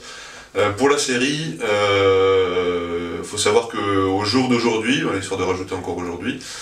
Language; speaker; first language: French; native; French